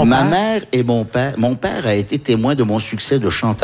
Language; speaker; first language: French; early bilingual, heritage; French